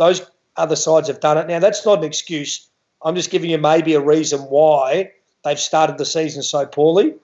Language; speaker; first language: English; native; English